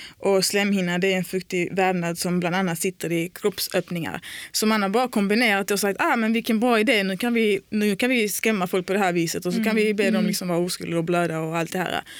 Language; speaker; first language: Swedish; early bilingual, other home language; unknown